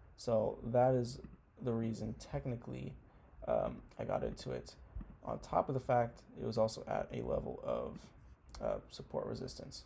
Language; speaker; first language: English; native; English